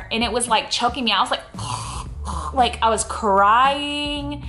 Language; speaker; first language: English; native; English